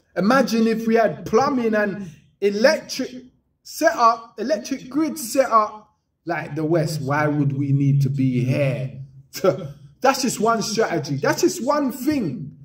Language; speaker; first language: English; native; English